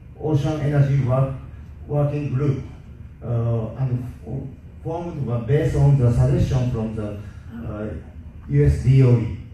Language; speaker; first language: English; non-native, learner; Japanese